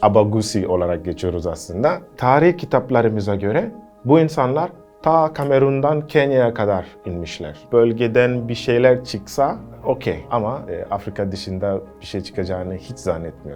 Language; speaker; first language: Turkish; non-native, fluent; Gusii